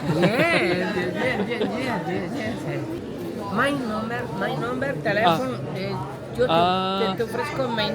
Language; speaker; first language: Spanish; non-native, learner; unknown